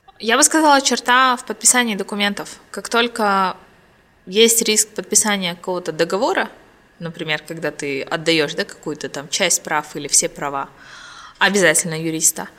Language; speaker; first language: Russian; native; Russian